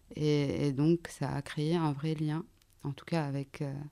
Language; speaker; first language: French; non-native, local second language; Arabic